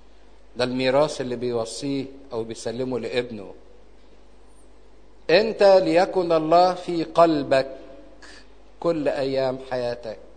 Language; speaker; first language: Arabic; native; Arabic